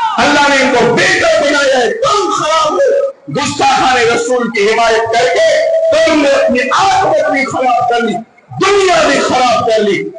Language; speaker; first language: Urdu; non-native, local second language; Sindhi